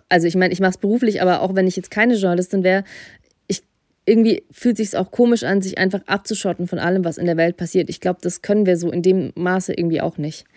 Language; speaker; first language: German; early bilingual, other home language; Russian